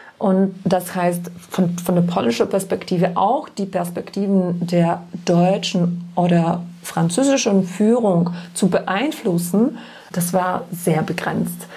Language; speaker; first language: German; non-native, fluent; Polish